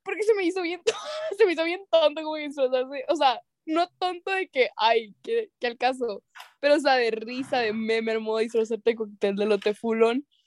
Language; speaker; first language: Spanish; early bilingual, heritage; Spanish